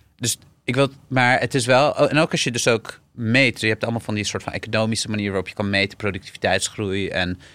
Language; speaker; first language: Dutch; early bilingual, other home language; Arabic